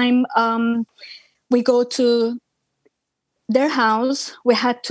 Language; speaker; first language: English; non-native, fluent; Turkish